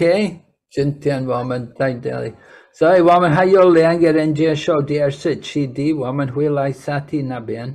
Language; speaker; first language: Chinese; non-native, learner; English